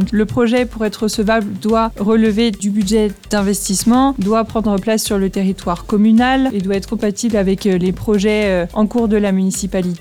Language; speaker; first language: French; native; French